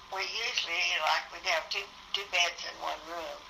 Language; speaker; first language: English; native; English